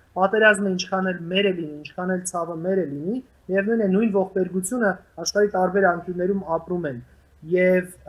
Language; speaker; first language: Armenian; native; Armenian